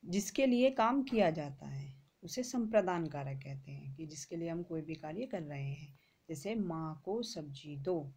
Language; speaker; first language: Hindi; native; Hindi